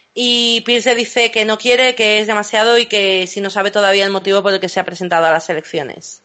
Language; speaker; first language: Spanish; native; Spanish